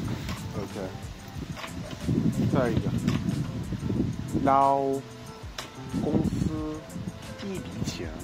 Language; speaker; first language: Chinese; non-native, fluent; English